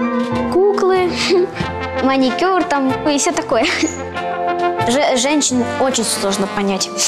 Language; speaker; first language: Ukrainian; non-native, local second language; Russian